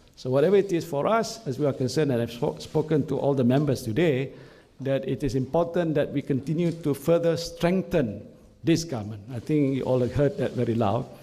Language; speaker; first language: English; non-native, local second language; Malay